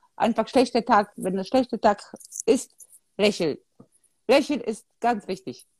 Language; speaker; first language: German; non-native, fluent; Polish